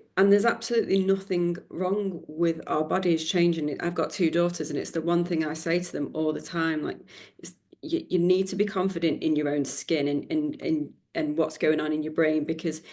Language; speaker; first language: English; native; English